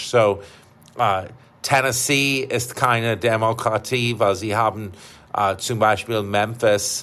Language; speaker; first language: German; non-native, fluent; English